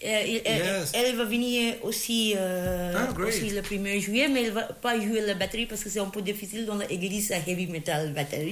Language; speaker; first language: French; non-native, learner; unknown